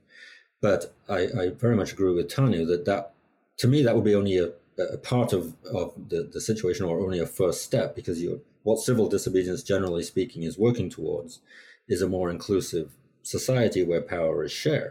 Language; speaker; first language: English; native; English